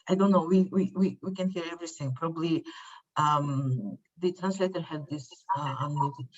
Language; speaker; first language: English; non-native, fluent; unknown